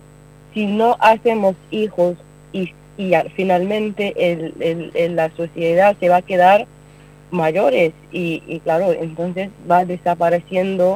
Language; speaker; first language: Spanish; non-native, learner; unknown